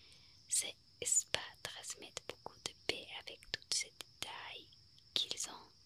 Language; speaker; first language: French; non-native, fluent; Spanish